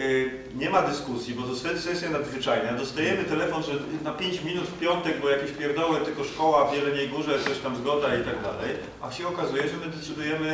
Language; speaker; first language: Polish; native; Polish